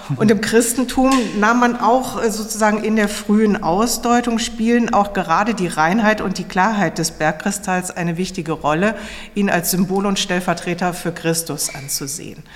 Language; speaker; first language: German; native; German